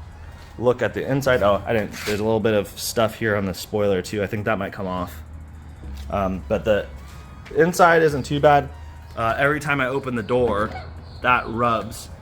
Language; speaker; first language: English; native; English